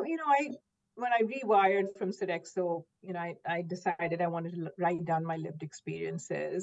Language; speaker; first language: English; non-native, local second language; Hindi